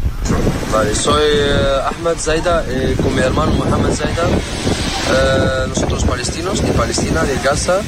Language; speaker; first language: Spanish; non-native, learner; Arabic